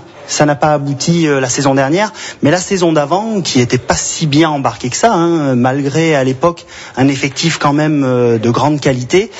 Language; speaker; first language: French; native; French